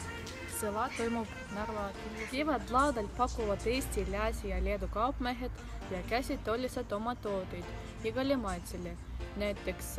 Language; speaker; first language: Estonian; non-native, local second language; Russian